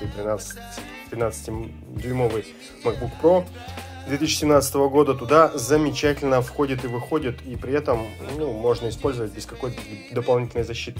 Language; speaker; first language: Russian; native; Russian